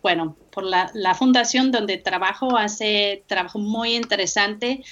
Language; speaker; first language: Spanish; non-native, fluent; English